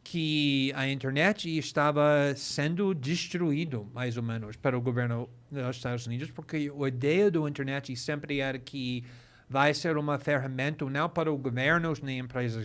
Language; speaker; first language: Portuguese; non-native, fluent; English